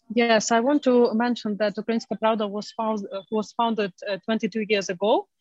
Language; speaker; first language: English; non-native, fluent; Ukrainian